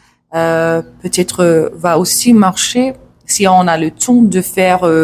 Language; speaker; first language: French; non-native, learner; English